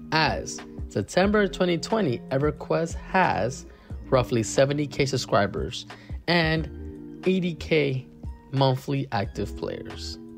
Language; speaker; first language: English; native; English